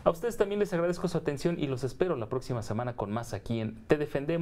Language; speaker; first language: Spanish; native; Spanish